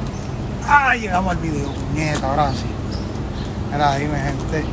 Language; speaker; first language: Spanish; native; Spanish